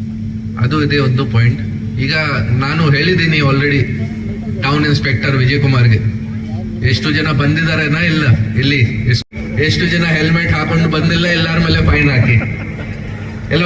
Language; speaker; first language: Kannada; non-native, local second language; Hindi